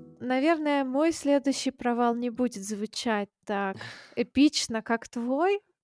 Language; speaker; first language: Russian; native; Russian